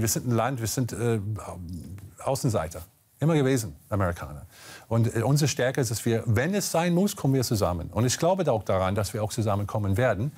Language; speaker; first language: German; non-native, fluent; English